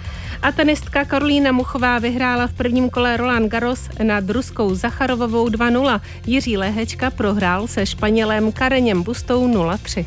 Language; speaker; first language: Czech; native; Czech